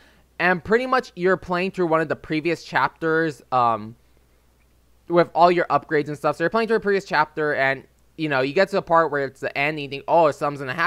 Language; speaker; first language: English; native; English